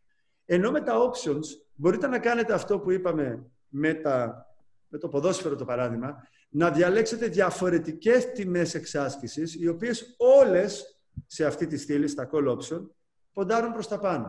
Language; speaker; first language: Greek; native; Greek